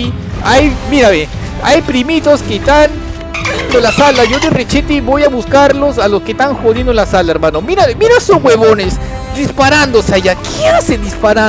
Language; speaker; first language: Spanish; native; Spanish